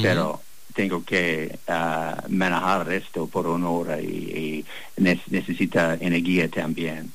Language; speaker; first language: Spanish; non-native, learner; English